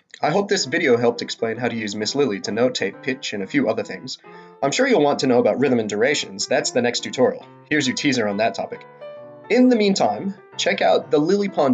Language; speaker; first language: English; native; English